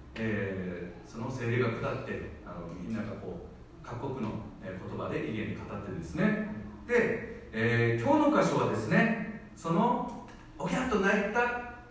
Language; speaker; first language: Japanese; non-native, fluent; Korean